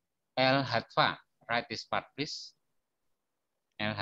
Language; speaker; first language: English; non-native, fluent; Indonesian